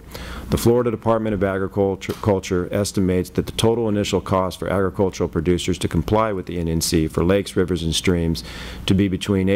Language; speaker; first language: English; native; English